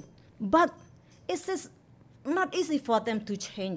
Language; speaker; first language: English; non-native, learner; Burmese